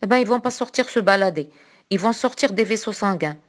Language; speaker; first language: French; non-native, local second language; Arabic